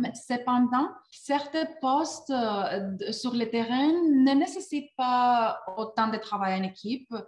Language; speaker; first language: French; non-native, fluent; Spanish